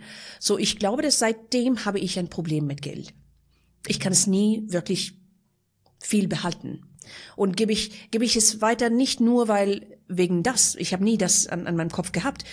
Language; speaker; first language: German; non-native, fluent; Persian